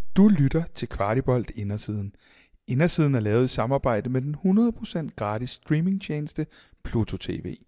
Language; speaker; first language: Danish; native; Danish